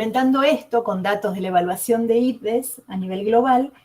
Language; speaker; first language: Spanish; native; Spanish